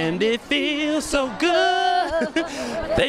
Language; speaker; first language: English; native; English